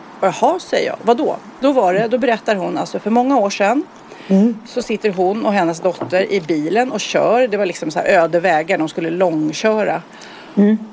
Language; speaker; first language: Swedish; native; Swedish